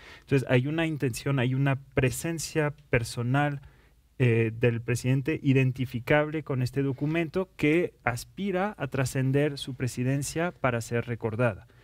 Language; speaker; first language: Spanish; non-native, fluent; French